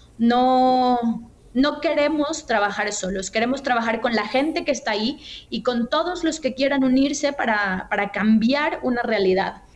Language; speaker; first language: Spanish; native; Spanish